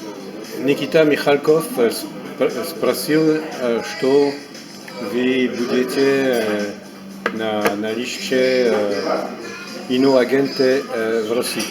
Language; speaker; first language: Russian; non-native, learner; French